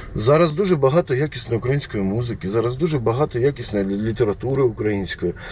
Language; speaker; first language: Ukrainian; non-native, local second language; Russian